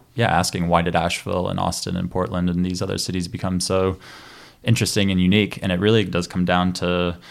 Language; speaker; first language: English; native; English